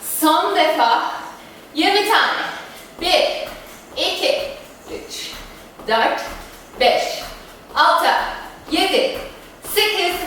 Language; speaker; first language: Turkish; non-native, fluent; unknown